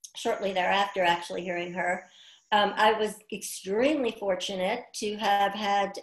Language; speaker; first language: English; native; English